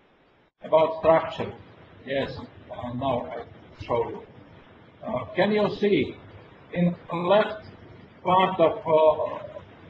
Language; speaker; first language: English; non-native, learner; Latvian